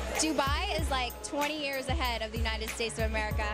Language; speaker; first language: English; native; English